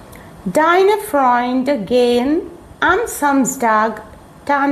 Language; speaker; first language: German; non-native, fluent; Malayalam